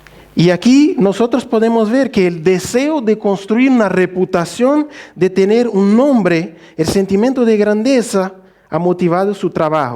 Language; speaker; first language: Spanish; non-native, fluent; Portuguese